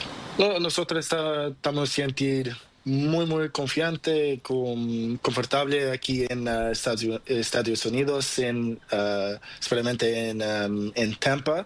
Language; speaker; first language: Spanish; non-native, learner; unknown